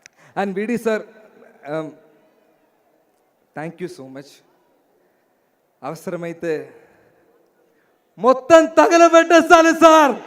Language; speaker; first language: Telugu; non-native, learner; Malayalam